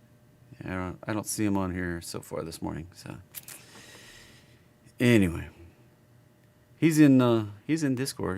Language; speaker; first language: English; native; English